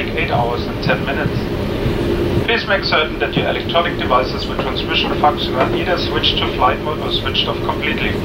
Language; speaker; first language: English; non-native, fluent; German